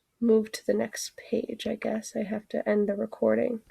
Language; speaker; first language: English; native; English